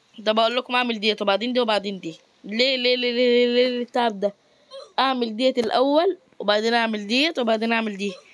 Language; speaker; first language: Arabic; native; Arabic